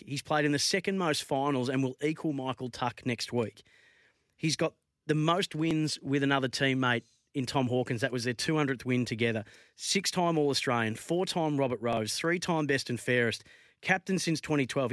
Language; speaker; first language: English; native; English